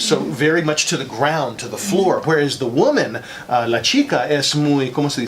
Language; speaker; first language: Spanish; non-native, learner; English